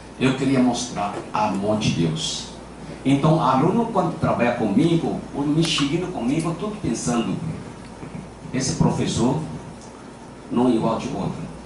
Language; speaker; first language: Portuguese; non-native, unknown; Chinese